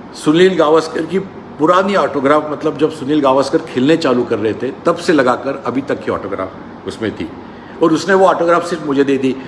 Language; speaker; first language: Hindi; non-native, local second language; Marathi